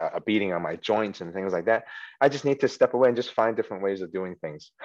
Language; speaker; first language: English; early bilingual, other home language; Chinese